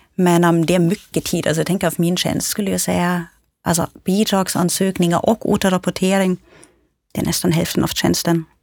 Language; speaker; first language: Swedish; non-native, fluent; German